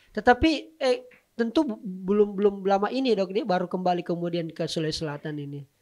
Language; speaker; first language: Indonesian; native; Indonesian